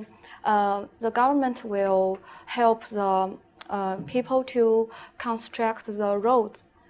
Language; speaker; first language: English; non-native, learner; Chinese